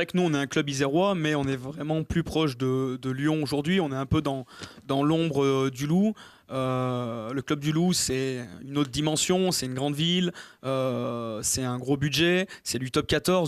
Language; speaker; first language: French; native; French